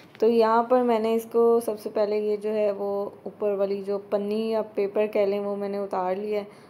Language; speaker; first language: Urdu; native; Urdu